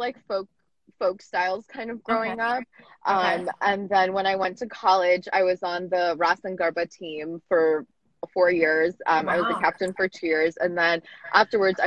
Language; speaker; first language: English; native; English